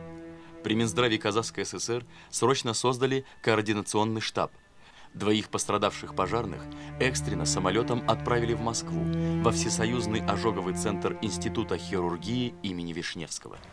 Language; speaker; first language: Russian; native; Russian